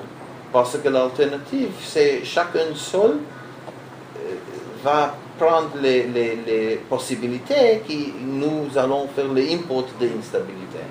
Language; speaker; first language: French; non-native, learner; Hebrew